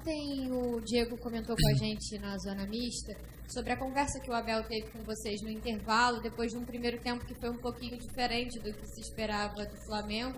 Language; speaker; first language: Portuguese; native; Portuguese